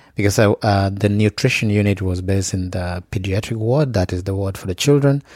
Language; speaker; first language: English; non-native, local second language; Acoli